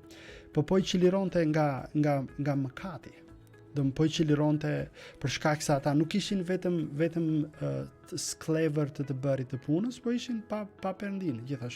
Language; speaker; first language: Albanian; native; Albanian